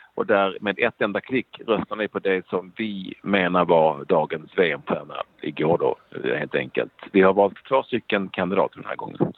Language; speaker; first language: Swedish; native; Swedish